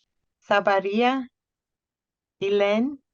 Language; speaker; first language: Spanish; non-native, fluent; English